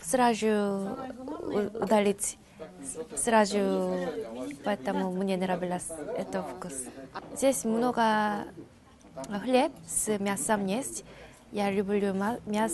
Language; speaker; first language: Russian; non-native, learner; Korean